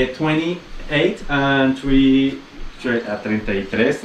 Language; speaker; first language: English; non-native, learner; Spanish